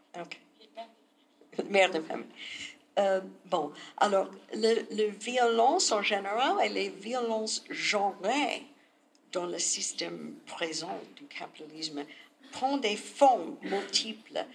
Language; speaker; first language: French; non-native, learner; English